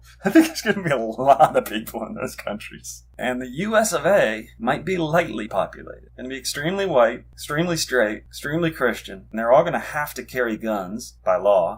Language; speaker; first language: English; native; English